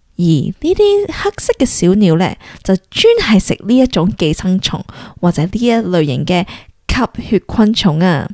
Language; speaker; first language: Cantonese; early bilingual, heritage; Cantonese